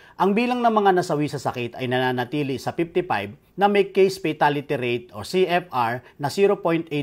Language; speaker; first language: Filipino; native; Filipino